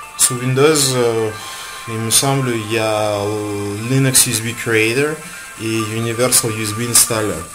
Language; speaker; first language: French; non-native, fluent; Russian